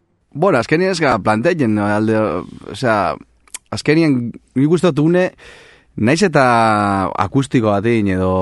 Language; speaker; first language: Basque; native; Basque